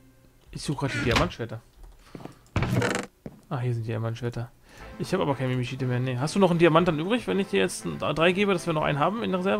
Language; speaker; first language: German; native; German